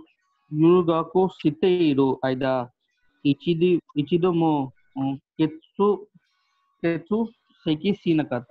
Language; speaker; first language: Japanese; non-native, learner; Hindi